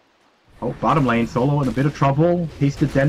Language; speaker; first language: English; native; English